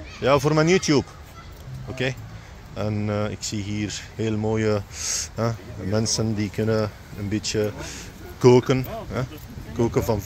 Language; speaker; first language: Dutch; non-native, fluent; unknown